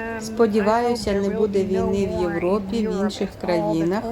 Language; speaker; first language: Ukrainian; non-native, learner; Dutch